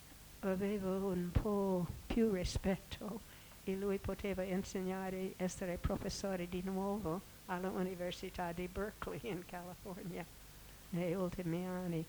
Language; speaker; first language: Italian; non-native, fluent; English